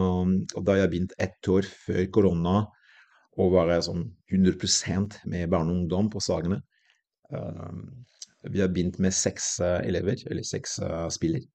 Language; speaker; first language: Norwegian; non-native, fluent; French